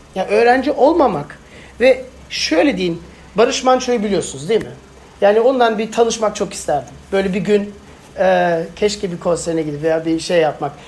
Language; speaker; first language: Turkish; non-native, fluent; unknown